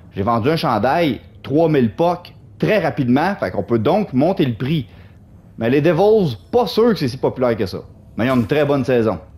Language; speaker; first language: French; native; French